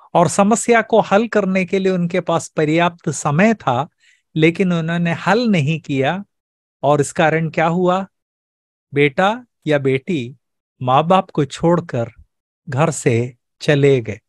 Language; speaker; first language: Hindi; native; Hindi